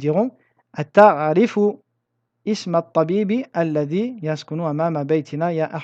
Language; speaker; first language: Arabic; non-native, fluent; French